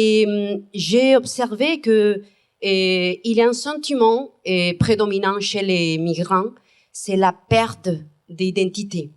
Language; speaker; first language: French; non-native, fluent; Spanish